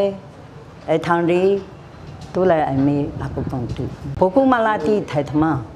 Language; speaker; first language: French; non-native, learner; Chinese